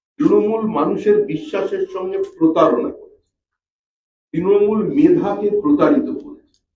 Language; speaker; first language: Bangla; native; Bangla